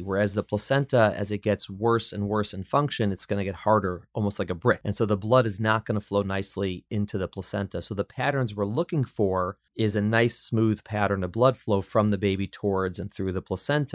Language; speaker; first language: English; native; English